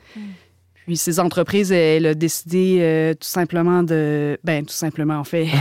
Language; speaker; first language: French; native; French